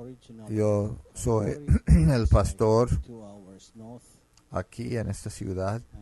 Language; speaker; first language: Spanish; non-native, fluent; Finnish